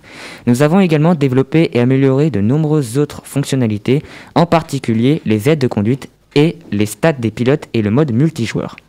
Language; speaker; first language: French; native; French